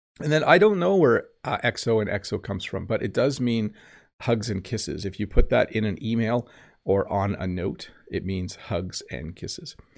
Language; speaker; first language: English; native; English